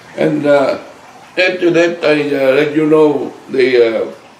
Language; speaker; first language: English; non-native, learner; Vietnamese